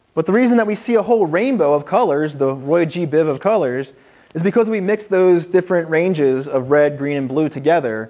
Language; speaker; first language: English; native; English